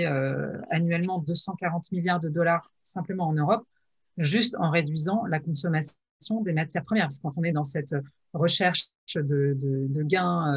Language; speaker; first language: French; native; French